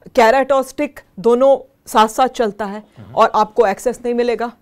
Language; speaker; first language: Hindi; native; Hindi